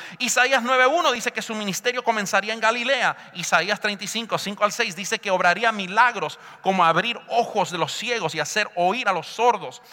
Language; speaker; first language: Spanish; early bilingual, heritage; Spanish